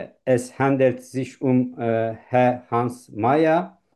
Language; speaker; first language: German; non-native, learner; Turkish